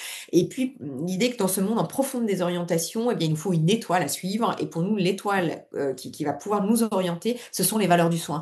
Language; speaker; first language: French; native; French